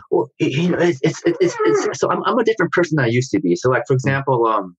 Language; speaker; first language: English; native; English